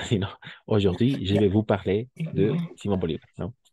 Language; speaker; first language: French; non-native, fluent; Spanish